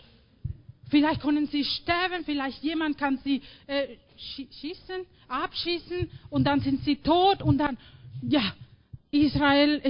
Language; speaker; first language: German; non-native, fluent; Spanish